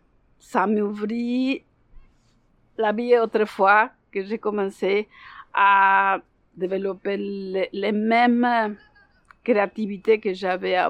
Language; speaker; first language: French; non-native, learner; Spanish